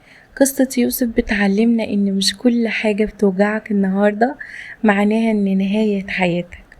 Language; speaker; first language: Arabic; native; Arabic